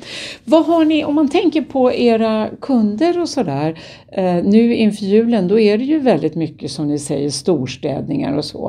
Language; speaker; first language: Swedish; native; Swedish